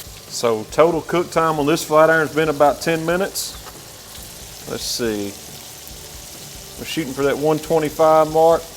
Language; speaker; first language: English; native; English